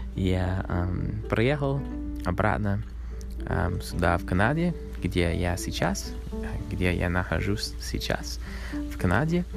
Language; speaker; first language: Russian; non-native, learner; English